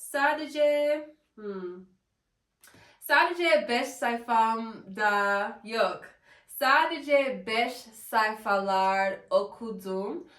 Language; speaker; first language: Turkish; non-native, learner; English